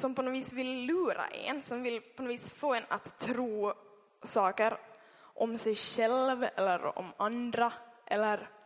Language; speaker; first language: Swedish; native; Swedish